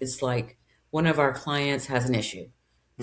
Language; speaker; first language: English; native; English